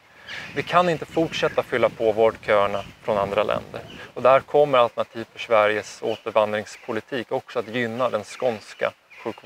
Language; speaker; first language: Swedish; native; Swedish